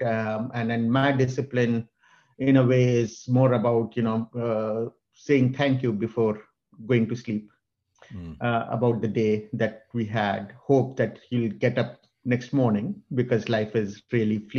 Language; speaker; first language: English; non-native, local second language; Hindi